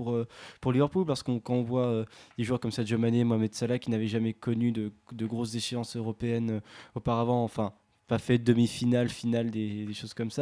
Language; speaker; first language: French; native; French